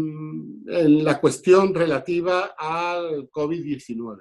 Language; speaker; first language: Spanish; native; Spanish